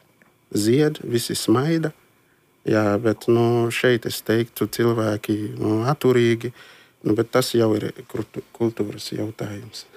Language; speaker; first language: Latvian; non-native, fluent; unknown